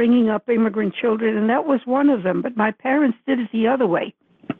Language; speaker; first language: English; early bilingual, other home language; Spanish